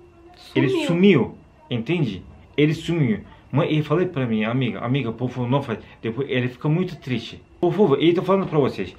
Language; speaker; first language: Portuguese; non-native, learner; Turkish